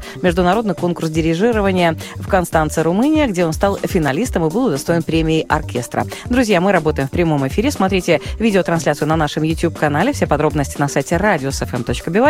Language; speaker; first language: Russian; native; Russian